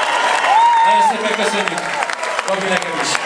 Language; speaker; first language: Hungarian; native; Hungarian